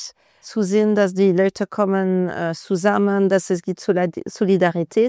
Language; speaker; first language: German; non-native, fluent; French